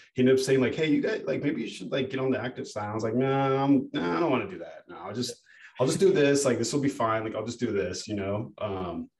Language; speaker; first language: English; native; English